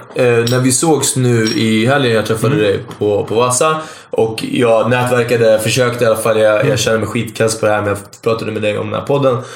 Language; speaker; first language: Swedish; native; Swedish